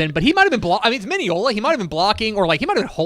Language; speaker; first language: English; native; English